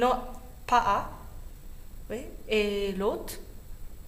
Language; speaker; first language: French; non-native, learner; English